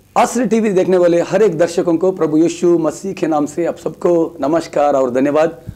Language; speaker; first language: Hindi; non-native, local second language; Kannada